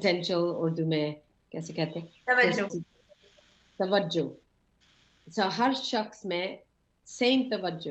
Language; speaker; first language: Hindi; early bilingual, heritage; English